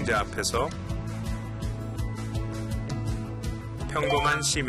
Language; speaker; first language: Korean; non-native, fluent; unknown